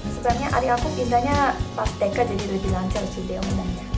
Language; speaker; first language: Indonesian; early bilingual, other home language; Korean